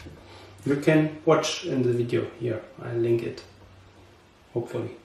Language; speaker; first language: English; non-native, learner; German